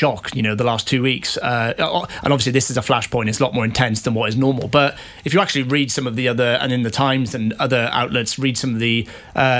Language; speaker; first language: English; native; English